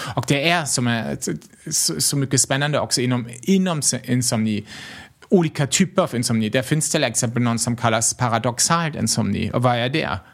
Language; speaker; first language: Swedish; non-native, fluent; German